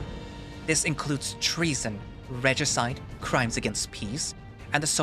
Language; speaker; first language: English; native; English